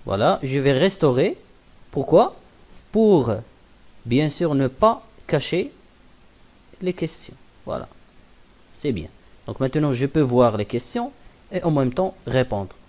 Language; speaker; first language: French; non-native, local second language; Arabic